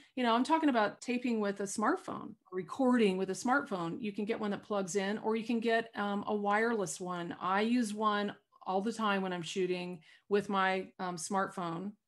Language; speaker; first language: English; native; English